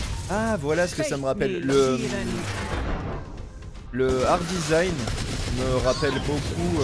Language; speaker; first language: French; native; French